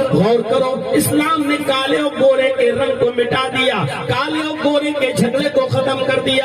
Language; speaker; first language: Urdu; native; Urdu